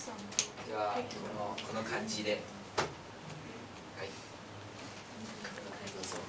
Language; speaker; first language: Japanese; non-native, learner; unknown